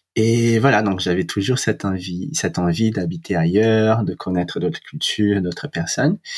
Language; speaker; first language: French; non-native, fluent; Portuguese